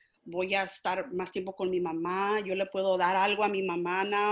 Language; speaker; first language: Spanish; early bilingual, heritage; Spanish